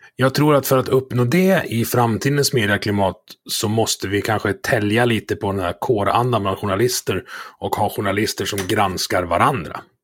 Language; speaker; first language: Swedish; native; Swedish